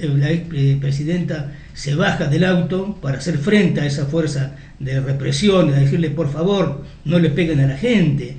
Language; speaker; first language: Spanish; native; Spanish